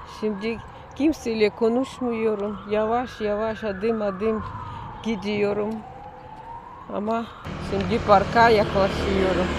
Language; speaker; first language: Turkish; non-native, learner; Russian